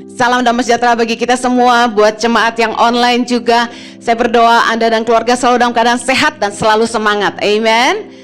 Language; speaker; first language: Indonesian; native; Indonesian